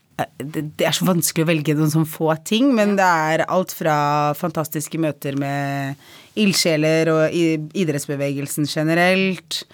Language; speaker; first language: Norwegian; early bilingual, other home language; Arabic